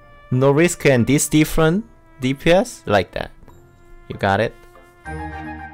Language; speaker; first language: English; non-native, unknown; Korean